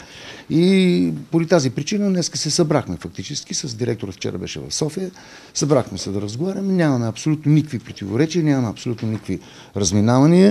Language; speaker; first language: Bulgarian; native; Bulgarian